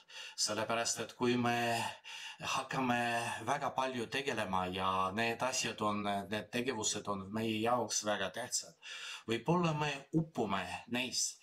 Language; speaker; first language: Estonian; non-native, fluent; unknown